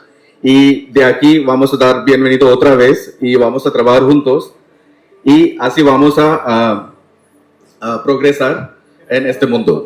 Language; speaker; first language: Spanish; non-native, learner; Tamil